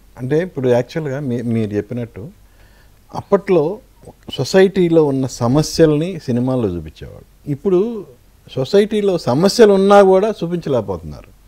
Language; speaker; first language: Telugu; native; Telugu